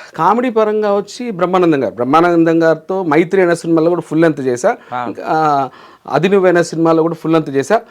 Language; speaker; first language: Telugu; native; Telugu